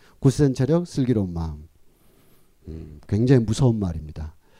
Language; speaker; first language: Korean; native; Korean